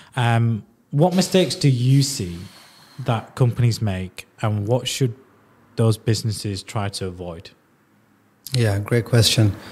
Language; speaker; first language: English; native; English